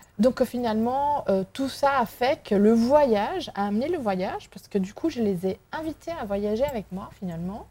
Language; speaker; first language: French; non-native, fluent; Spanish